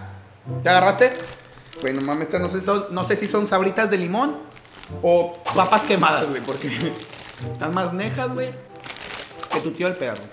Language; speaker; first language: Spanish; native; Spanish